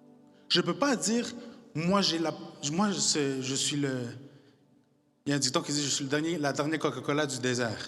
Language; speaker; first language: French; non-native, fluent; Spanish